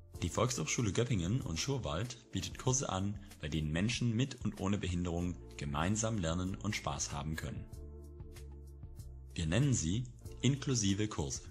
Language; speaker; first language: German; native; German